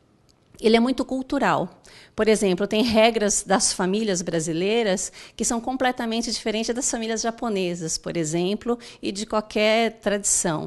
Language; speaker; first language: Portuguese; native; Portuguese